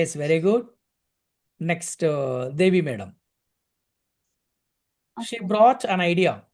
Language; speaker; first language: English; non-native, local second language; Telugu